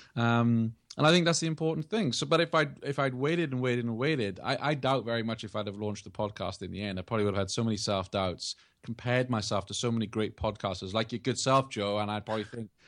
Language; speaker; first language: English; native; English